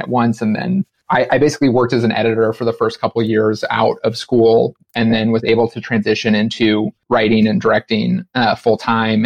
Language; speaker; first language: English; native; English